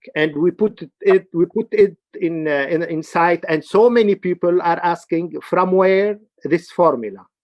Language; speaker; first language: English; non-native, learner; Arabic